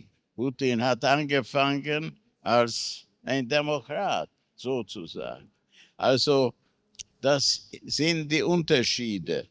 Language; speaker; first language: German; non-native, fluent; Hungarian